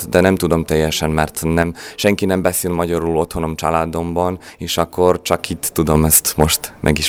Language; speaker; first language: Hungarian; non-native, learner; Croatian